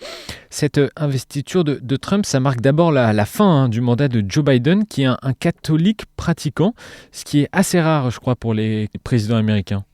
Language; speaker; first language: French; native; French